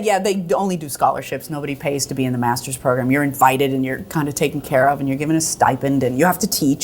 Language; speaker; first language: English; native; English